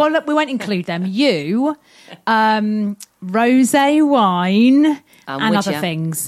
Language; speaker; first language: English; native; English